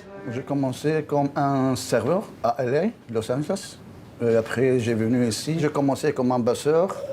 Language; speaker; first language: French; non-native, local second language; Arabic